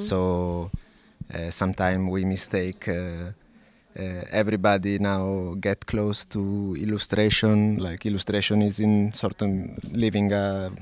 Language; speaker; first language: English; non-native, fluent; Italian